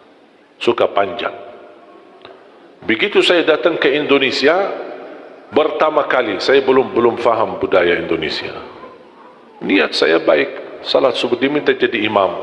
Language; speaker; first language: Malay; non-native, fluent; Arabic